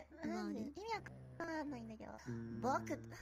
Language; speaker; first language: Japanese; native; Japanese